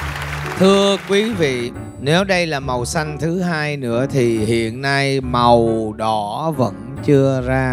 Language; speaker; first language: Vietnamese; native; Vietnamese